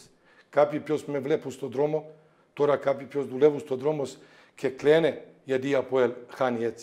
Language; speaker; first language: Greek; non-native, fluent; Serbian